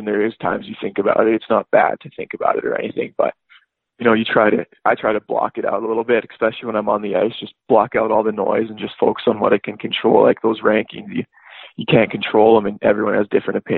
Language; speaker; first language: English; native; English